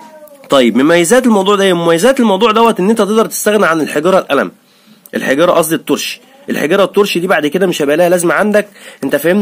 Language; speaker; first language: Arabic; native; Arabic